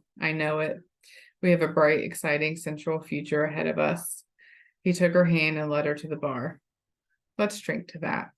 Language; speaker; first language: English; native; English